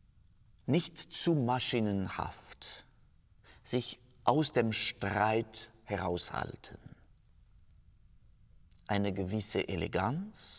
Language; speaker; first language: German; non-native, fluent; French